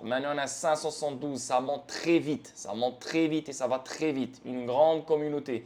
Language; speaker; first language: French; native; French